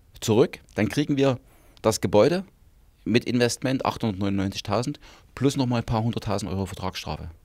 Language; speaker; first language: German; native; German